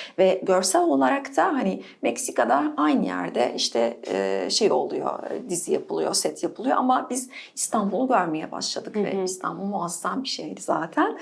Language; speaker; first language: Turkish; non-native, fluent; Arabic